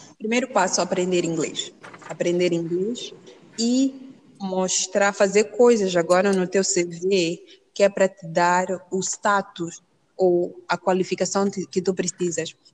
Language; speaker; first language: Portuguese; native; Portuguese